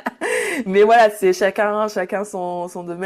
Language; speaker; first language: French; native; French